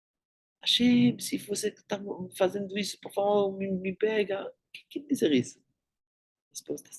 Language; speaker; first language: Portuguese; non-native, fluent; Hebrew